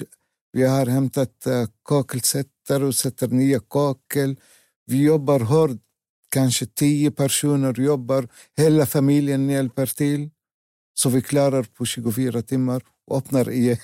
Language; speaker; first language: Swedish; non-native, learner; Arabic